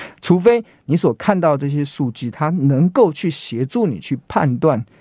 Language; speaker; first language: Chinese; native; Chinese